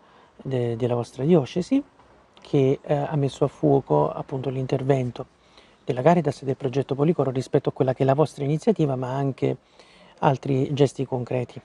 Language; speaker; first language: Italian; native; Italian